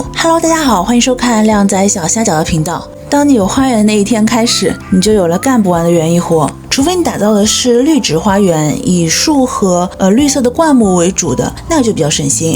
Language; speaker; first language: Chinese; native; Chinese